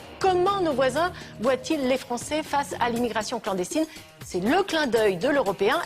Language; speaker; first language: French; native; French